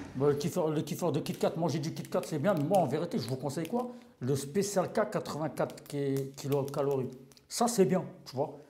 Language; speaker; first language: French; early bilingual, other home language; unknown